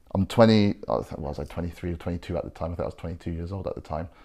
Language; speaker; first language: English; native; English